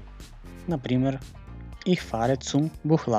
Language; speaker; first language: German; non-native, fluent; Macedonian